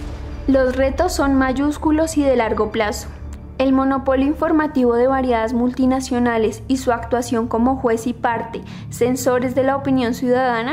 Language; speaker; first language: Spanish; native; Spanish